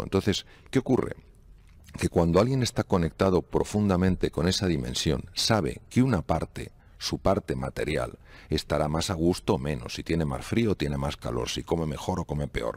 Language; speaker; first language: Spanish; native; Spanish